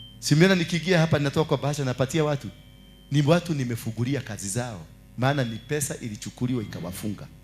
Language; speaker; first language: Swahili; non-native, local second language; Kikuyu